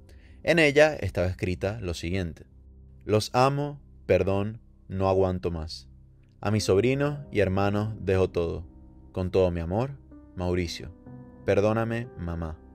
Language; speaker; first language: Spanish; native; Spanish